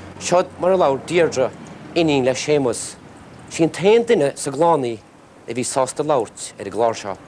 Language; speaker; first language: Irish; native; Irish